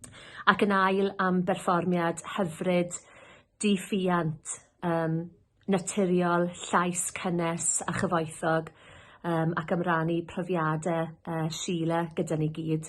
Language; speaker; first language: Welsh; native; Welsh